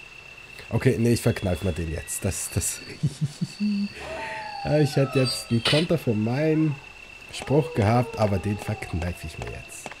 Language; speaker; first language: German; native; German